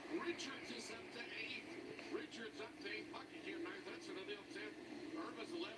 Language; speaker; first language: English; native; English